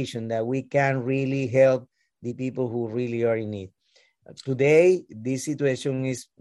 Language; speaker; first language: English; non-native, learner; Spanish